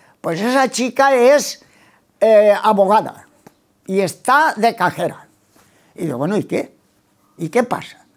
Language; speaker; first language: Spanish; non-native, local second language; Catalan